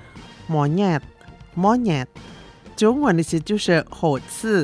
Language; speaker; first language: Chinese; early bilingual, heritage; Chinese